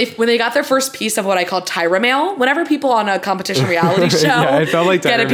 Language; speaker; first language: English; native; English